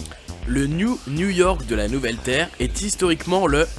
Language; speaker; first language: French; native; French